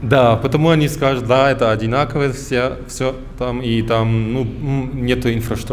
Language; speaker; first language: Russian; early bilingual, heritage; German